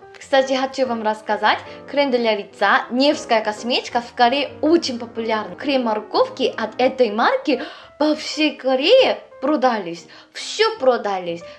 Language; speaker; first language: Russian; non-native, fluent; Korean